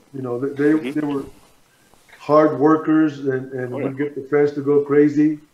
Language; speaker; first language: English; native; English